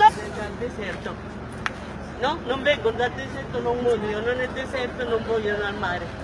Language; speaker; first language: Italian; non-native, fluent; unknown